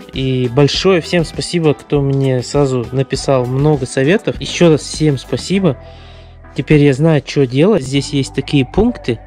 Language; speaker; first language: Russian; early bilingual, heritage; Russian